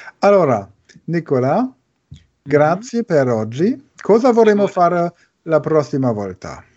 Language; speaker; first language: Italian; non-native, learner; German